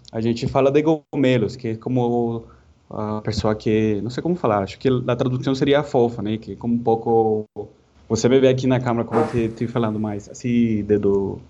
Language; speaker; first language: Portuguese; non-native, fluent; Spanish